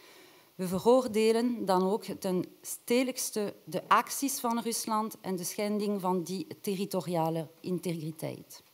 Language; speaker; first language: Dutch; non-native, local second language; French